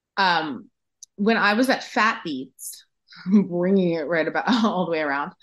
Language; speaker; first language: English; native; English